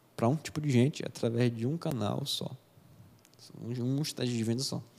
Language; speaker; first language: Portuguese; native; Portuguese